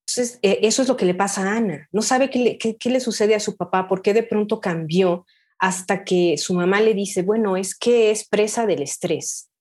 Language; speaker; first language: Spanish; native; Spanish